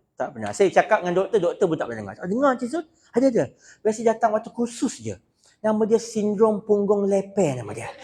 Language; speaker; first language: Malay; native; Malay